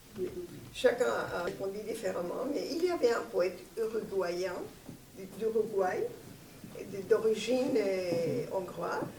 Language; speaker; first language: French; non-native, fluent; Spanish